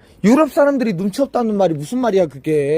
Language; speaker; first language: Korean; native; Korean